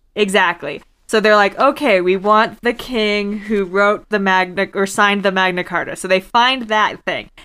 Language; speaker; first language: English; native; English